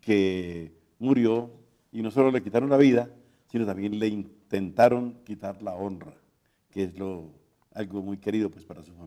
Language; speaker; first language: Spanish; native; Spanish